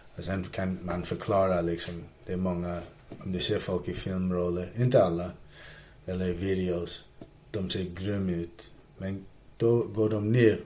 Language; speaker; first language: Swedish; early bilingual, heritage; Swedish